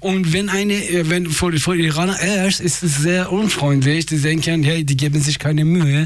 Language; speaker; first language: German; non-native, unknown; Persian